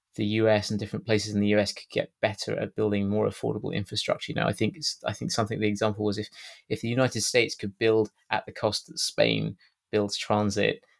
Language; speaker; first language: English; native; English